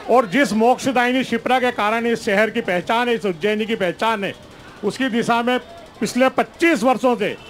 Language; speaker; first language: Hindi; native; Hindi